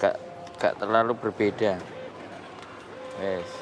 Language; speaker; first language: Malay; non-native, local second language; Javanese